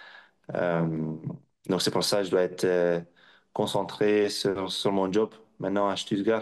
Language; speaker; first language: French; non-native, local second language; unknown